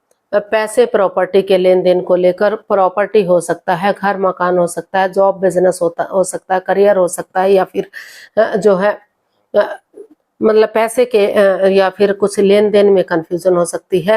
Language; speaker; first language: Hindi; native; Hindi